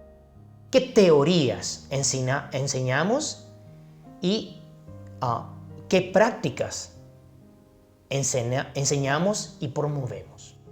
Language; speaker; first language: Spanish; non-native, fluent; Chinese